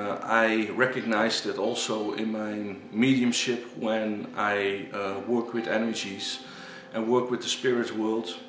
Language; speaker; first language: English; non-native, learner; Dutch